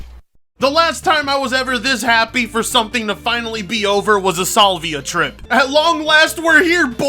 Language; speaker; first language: English; native; English